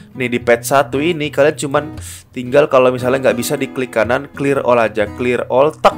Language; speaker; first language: Indonesian; native; Indonesian